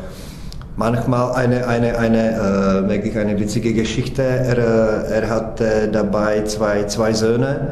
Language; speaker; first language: German; non-native, fluent; Czech